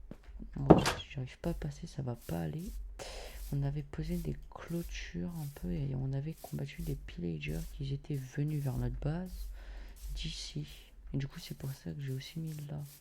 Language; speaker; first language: French; native; French